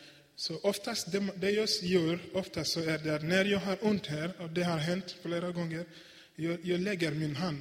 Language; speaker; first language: Swedish; non-native, fluent; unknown